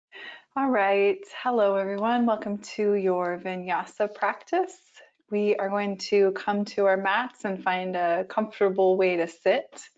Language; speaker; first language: English; native; English